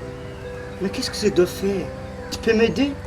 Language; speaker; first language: French; non-native, local second language; Malagasy